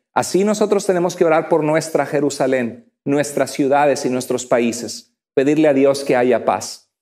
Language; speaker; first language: Spanish; native; Spanish